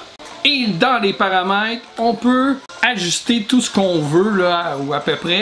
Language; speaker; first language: French; native; French